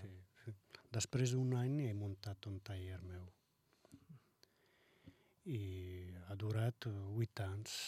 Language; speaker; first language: Catalan; non-native, learner; Arabic